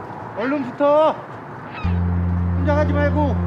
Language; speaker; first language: Korean; native; Korean